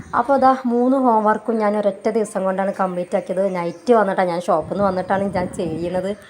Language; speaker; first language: Malayalam; native; Malayalam